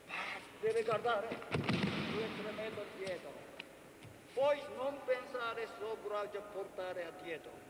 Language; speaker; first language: Italian; non-native, learner; Japanese